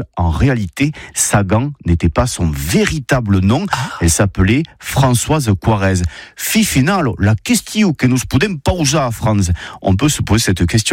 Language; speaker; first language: French; native; French